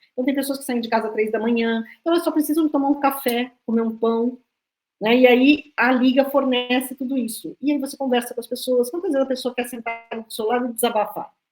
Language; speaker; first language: Portuguese; native; Portuguese